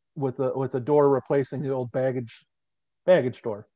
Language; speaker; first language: English; native; English